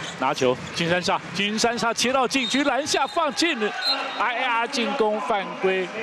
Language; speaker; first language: Chinese; native; Chinese